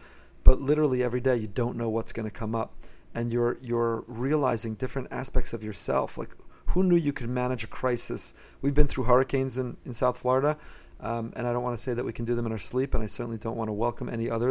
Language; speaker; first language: English; native; English